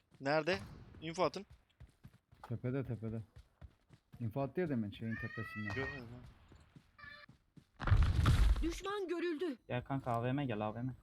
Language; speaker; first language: Turkish; native; Turkish